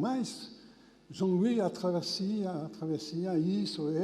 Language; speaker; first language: Portuguese; non-native, fluent; French